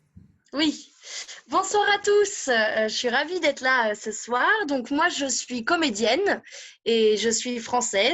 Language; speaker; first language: French; native; French